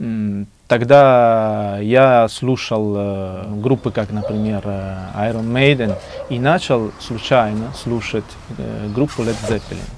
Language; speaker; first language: Russian; non-native, fluent; Italian